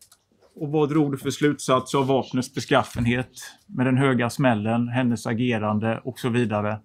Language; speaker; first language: Swedish; native; Swedish